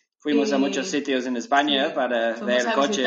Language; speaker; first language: Spanish; non-native, learner; English